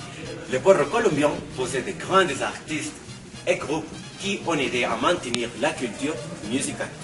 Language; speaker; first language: French; non-native, learner; Spanish